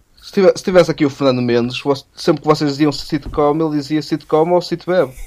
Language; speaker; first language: Portuguese; native; Portuguese